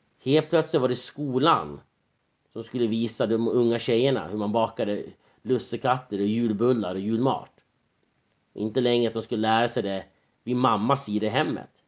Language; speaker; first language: Swedish; native; Swedish